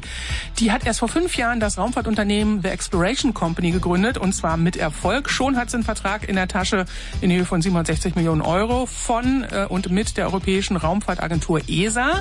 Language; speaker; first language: German; native; German